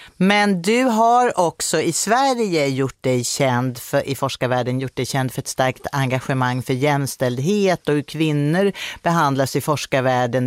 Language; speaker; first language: Swedish; native; Swedish